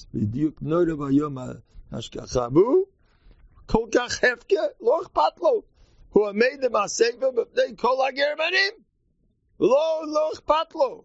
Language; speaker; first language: Hebrew; non-native, fluent; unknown